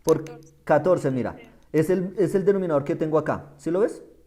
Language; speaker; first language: Spanish; native; Spanish